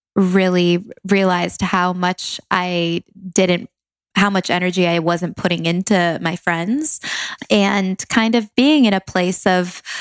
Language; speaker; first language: English; native; English